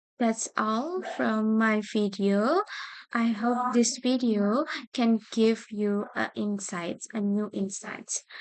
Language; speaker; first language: English; non-native, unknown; Indonesian